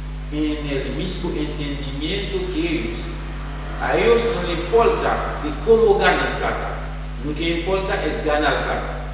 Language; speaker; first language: Spanish; non-native, fluent; French